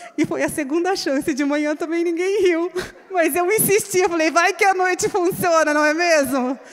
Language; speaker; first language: Portuguese; native; Portuguese